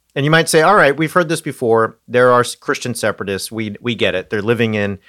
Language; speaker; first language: English; native; English